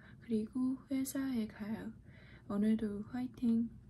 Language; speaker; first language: Korean; non-native, learner; Chinese